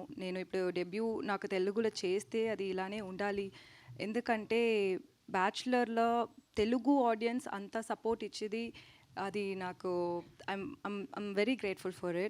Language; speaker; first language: Telugu; non-native, local second language; Tamil